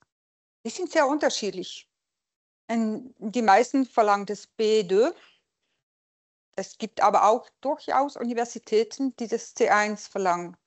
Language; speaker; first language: German; non-native, local second language; French